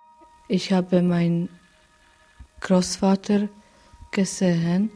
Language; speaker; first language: German; non-native, learner; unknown